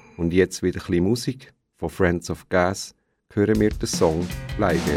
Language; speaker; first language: German; native; German